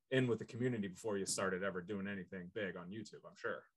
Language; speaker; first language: English; native; English